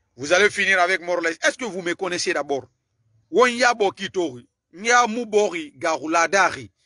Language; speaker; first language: French; non-native, local second language; Susu